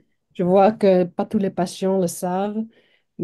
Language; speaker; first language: French; non-native, local second language; Dutch